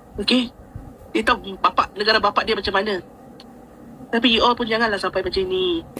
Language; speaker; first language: Malay; native; Malay